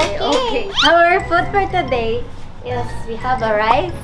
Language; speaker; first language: English; non-native, local second language; Filipino